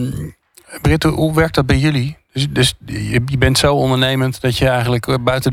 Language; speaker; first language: Dutch; native; Dutch